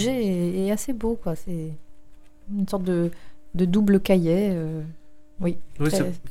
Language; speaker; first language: French; native; French